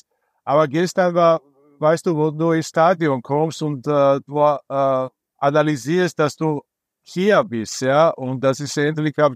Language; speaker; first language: German; non-native, fluent; Georgian